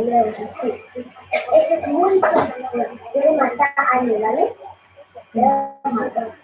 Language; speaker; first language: Spanish; early bilingual, other home language; Filipino